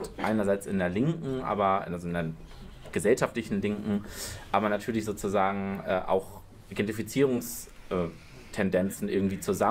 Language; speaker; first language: German; native; German